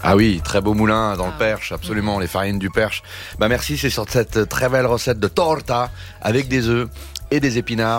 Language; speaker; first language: French; native; French